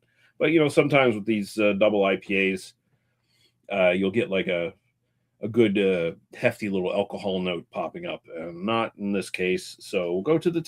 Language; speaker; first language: English; native; English